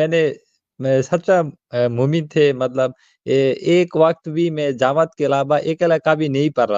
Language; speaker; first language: Hindi; non-native, learner; Bangla